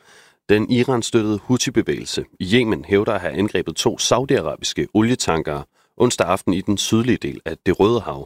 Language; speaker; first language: Danish; native; Danish